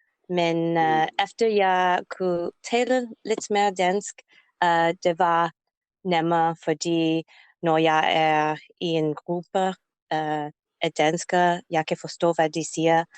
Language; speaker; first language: Danish; non-native, learner; English